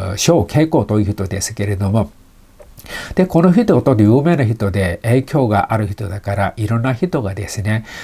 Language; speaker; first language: Japanese; non-native, fluent; Chinese